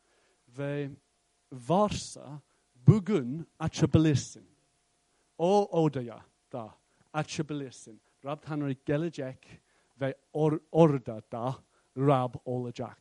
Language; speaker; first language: Turkish; non-native, fluent; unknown